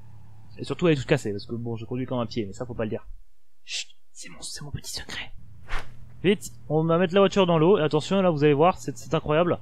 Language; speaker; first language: French; native; French